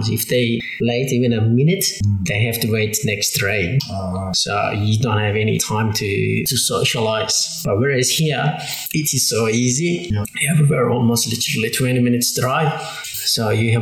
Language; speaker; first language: English; non-native, fluent; Turkish